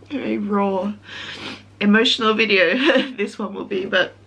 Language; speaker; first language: English; native; English